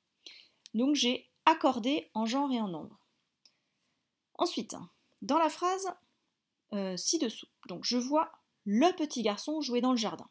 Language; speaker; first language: French; native; French